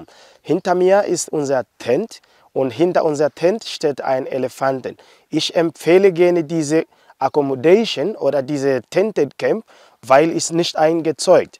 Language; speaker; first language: German; non-native, fluent; Swahili